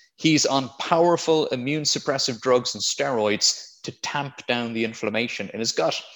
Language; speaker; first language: English; native; English